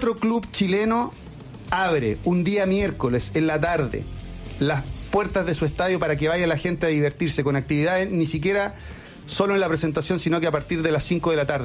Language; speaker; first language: Spanish; native; Spanish